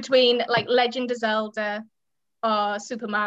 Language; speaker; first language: English; native; English